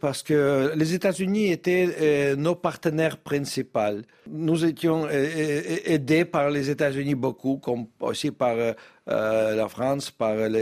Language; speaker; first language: French; non-native, fluent; Russian